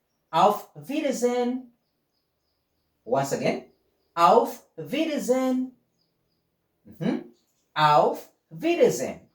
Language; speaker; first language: German; non-native, fluent; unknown